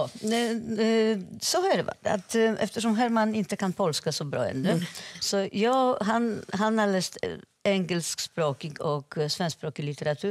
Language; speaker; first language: Swedish; non-native, fluent; Polish